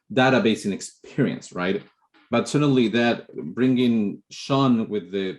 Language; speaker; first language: English; non-native, fluent; Spanish